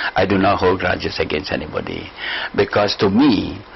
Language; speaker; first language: English; non-native, local second language; Malay